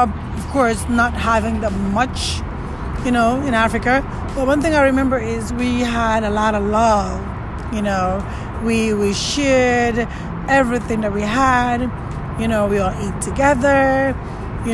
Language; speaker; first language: English; non-native, local second language; Wolof